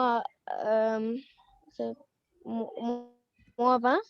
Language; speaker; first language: French; non-native, learner; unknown